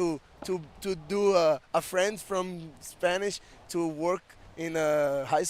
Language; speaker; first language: English; non-native, fluent; Portuguese